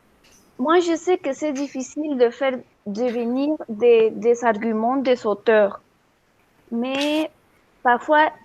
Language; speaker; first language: French; non-native, fluent; Spanish